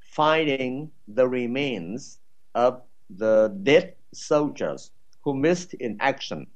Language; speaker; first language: English; non-native, fluent; Vietnamese